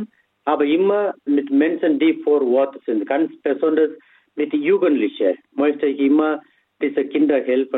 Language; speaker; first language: German; non-native, fluent; Tamil